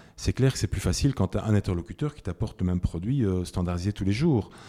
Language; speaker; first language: French; native; French